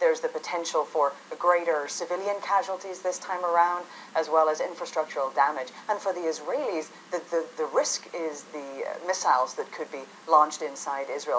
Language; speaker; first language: English; native; English